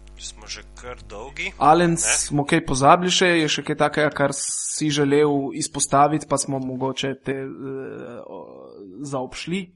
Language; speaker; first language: Slovenian; native; Slovenian